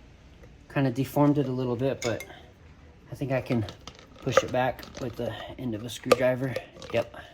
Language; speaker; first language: English; native; English